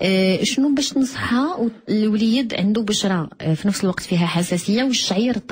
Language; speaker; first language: Arabic; native; Arabic